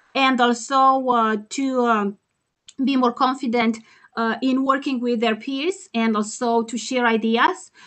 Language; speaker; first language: English; non-native, fluent; Romanian